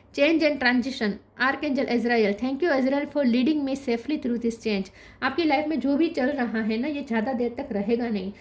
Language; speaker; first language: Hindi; non-native, local second language; Gujarati